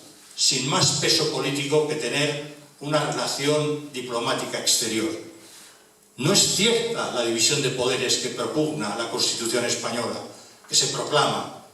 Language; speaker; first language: Spanish; native; Spanish